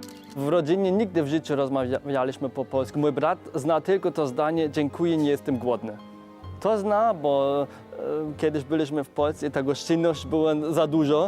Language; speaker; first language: Polish; non-native, fluent; German